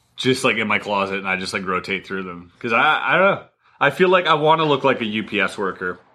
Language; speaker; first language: English; early bilingual, other home language; German